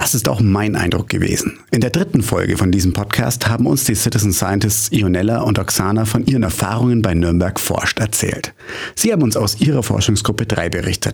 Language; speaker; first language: German; native; German